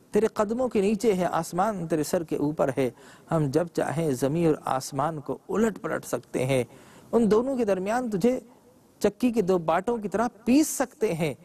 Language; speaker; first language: Urdu; native; Urdu